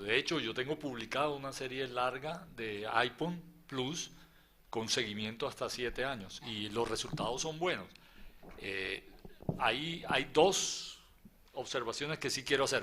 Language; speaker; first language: Spanish; native; Spanish